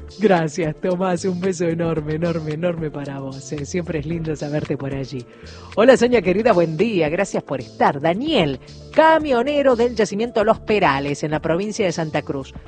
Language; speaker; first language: Spanish; native; Spanish